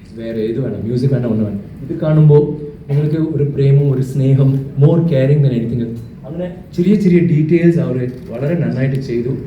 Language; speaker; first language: Malayalam; non-native, fluent; Tamil